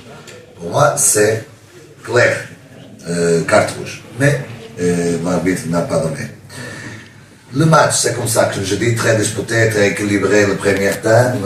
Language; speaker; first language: French; non-native, learner; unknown